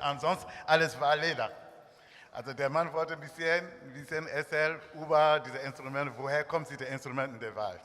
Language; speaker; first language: German; non-native, learner; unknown